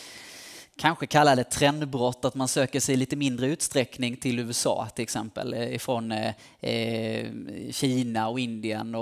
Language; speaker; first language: Swedish; native; Swedish